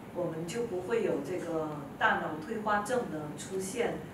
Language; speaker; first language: Chinese; native; Chinese